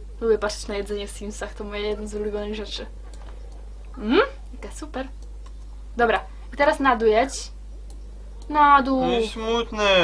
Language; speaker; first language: Polish; native; Polish